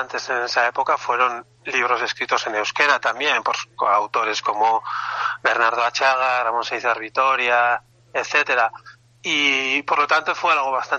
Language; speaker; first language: Spanish; non-native, local second language; Basque